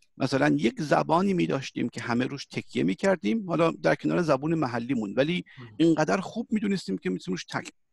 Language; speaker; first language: Persian; early bilingual, heritage; Persian